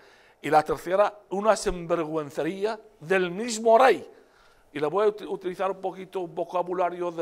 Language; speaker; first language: Spanish; non-native, fluent; Arabic